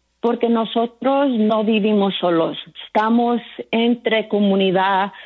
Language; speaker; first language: Spanish; early bilingual, heritage; Spanish